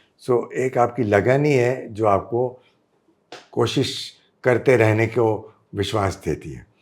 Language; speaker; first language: Hindi; non-native, local second language; Gujarati